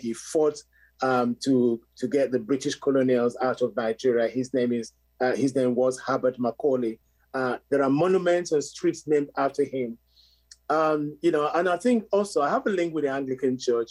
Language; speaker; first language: English; non-native, local second language; Yoruba